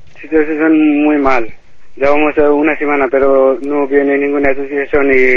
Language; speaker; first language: Spanish; non-native, learner; Bangla